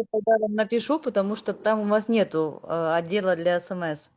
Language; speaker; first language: Russian; native; Russian